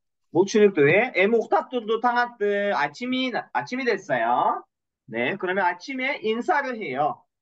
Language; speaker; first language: Korean; non-native, fluent; Kyrgyz